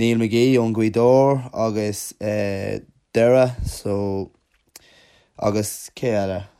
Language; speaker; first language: Irish; non-native, local second language; English